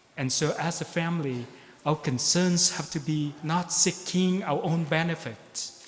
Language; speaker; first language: English; non-native, fluent; Vietnamese